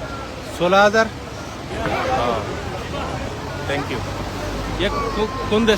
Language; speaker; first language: Hindi; non-native, learner; Bangla